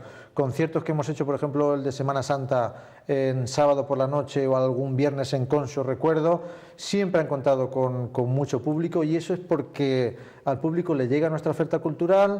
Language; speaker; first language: Spanish; native; Spanish